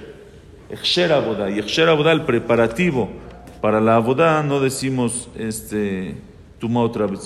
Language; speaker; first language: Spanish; native; Spanish